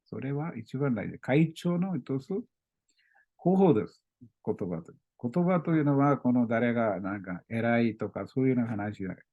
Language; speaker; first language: Japanese; non-native, learner; Malayalam